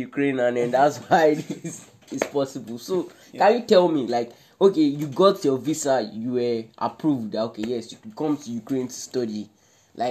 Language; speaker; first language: English; non-native, local second language; Yoruba